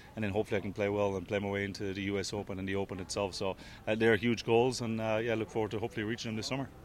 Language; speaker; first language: English; native; English